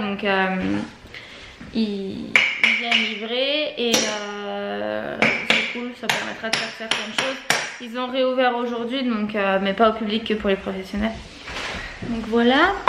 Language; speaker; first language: French; native; French